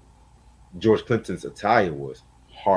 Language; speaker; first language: English; native; English